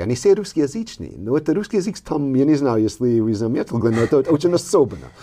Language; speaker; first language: Russian; non-native, fluent; English